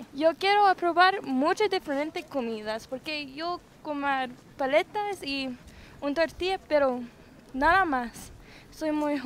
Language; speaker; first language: Spanish; non-native, learner; English